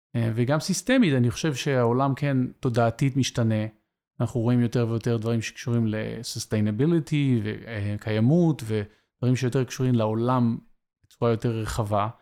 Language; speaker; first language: Hebrew; native; Hebrew